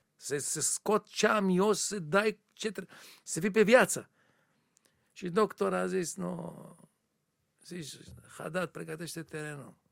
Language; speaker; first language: Romanian; non-native, learner; Hebrew